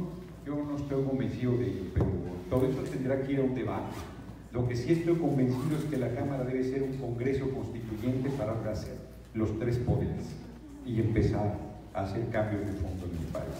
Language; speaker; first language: Spanish; native; Spanish